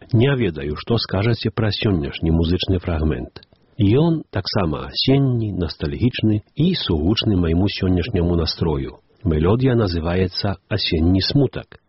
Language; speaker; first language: Belarusian; native; Belarusian